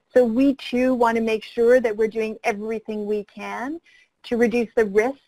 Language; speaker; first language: English; native; English